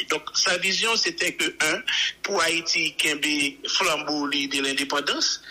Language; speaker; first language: French; non-native, local second language; Haitian Creole